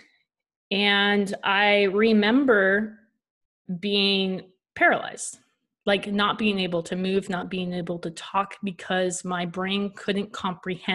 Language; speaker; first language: English; native; English